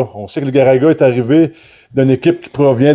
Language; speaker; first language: French; native; French